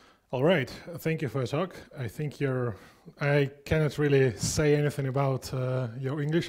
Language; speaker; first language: English; non-native, fluent; Russian